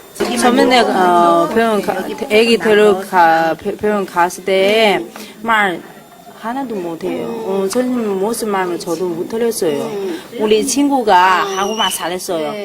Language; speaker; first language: Korean; non-native, learner; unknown